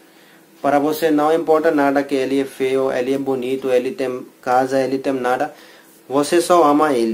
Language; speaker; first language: Portuguese; non-native, learner; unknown